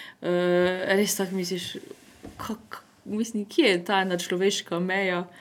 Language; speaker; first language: Slovenian; native; Slovenian